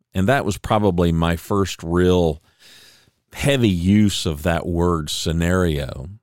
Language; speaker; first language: English; native; English